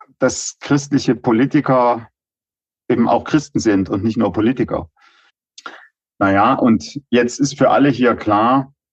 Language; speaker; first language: German; native; German